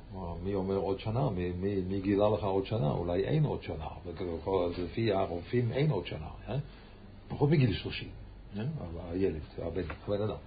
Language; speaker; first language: Hebrew; non-native, fluent; English